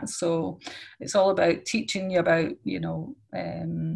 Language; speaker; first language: English; native; English